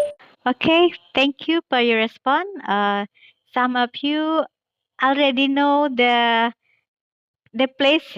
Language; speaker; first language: English; non-native, fluent; Indonesian